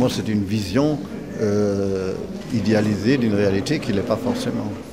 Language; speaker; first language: French; non-native, fluent; German